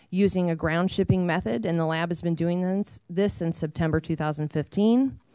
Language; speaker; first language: English; native; English